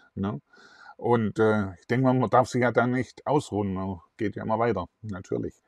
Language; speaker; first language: German; native; German